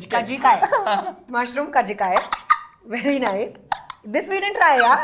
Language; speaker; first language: Telugu; non-native, learner; Hindi